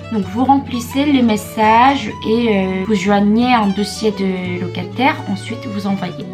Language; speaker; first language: French; non-native, fluent; Korean